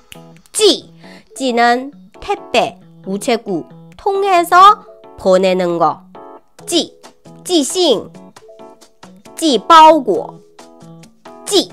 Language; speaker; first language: Korean; non-native, fluent; Chinese